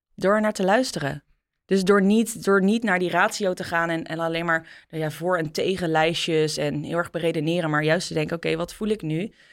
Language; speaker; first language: Dutch; native; Dutch